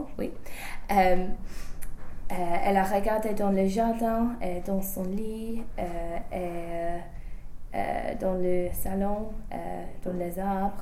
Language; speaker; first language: French; non-native, learner; English